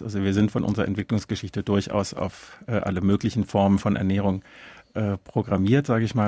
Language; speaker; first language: German; native; German